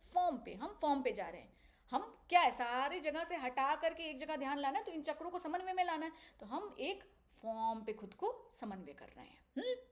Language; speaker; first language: Hindi; native; Hindi